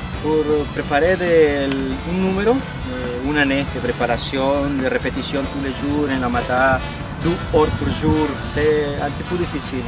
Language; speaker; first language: French; non-native, fluent; Spanish